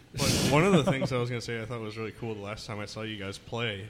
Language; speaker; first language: English; native; English